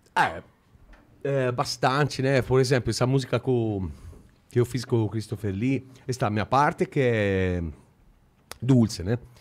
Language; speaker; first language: Portuguese; non-native, fluent; Italian